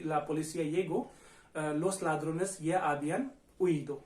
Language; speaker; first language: Spanish; non-native, fluent; Hindi